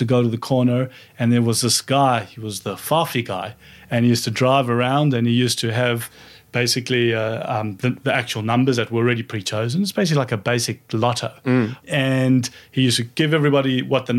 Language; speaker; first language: English; native; English